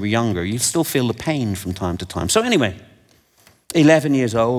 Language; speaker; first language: English; native; English